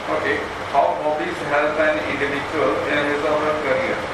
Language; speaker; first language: English; non-native, local second language; Punjabi